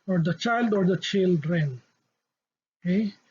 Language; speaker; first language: English; non-native, local second language; Filipino